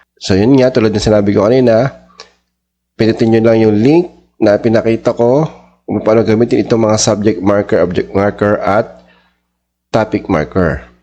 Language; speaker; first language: Filipino; native; Filipino